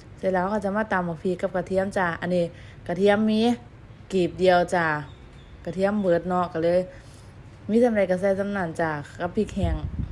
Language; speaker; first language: Thai; native; Thai